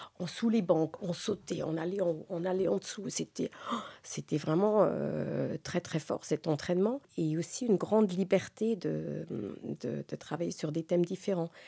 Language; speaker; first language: French; non-native, local second language; Swiss German